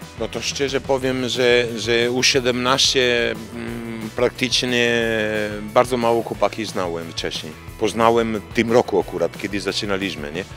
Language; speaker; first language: Polish; non-native, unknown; Italian